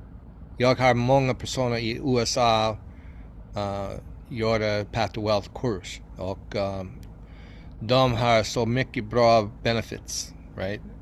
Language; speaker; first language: Swedish; non-native, learner; English